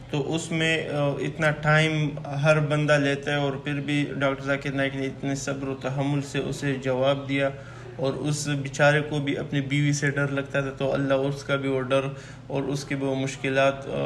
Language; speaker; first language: Hindi; native; Hindi